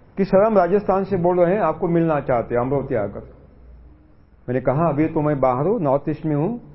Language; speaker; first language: Hindi; non-native, local second language; Marathi